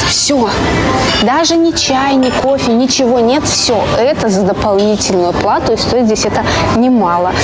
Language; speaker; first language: Russian; native; Russian